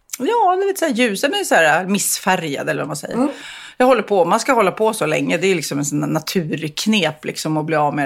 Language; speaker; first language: Swedish; native; Swedish